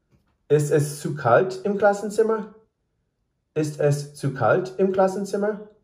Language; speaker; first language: German; non-native, fluent; English